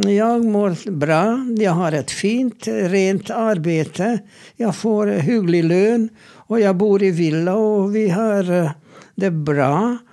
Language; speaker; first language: Swedish; non-native, fluent; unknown